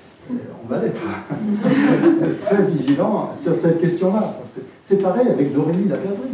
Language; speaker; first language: French; native; French